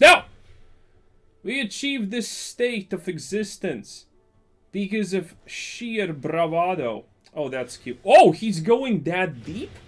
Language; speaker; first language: English; non-native, fluent; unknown